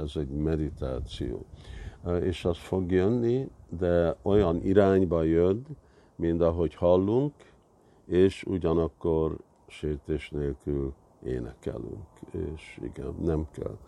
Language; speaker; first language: Hungarian; early bilingual, heritage; Hungarian